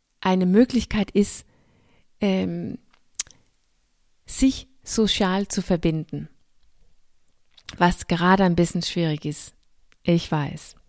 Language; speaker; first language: German; non-native, fluent; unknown